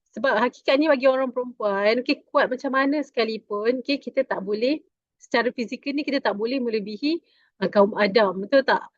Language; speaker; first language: Malay; native; Malay